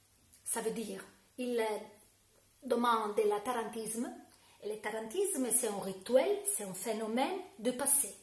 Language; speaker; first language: French; non-native, fluent; Italian